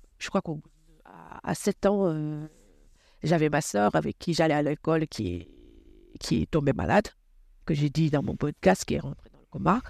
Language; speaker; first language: French; non-native, local second language; Wolof